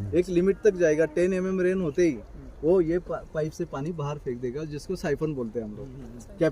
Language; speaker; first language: Hindi; non-native, local second language; Marathi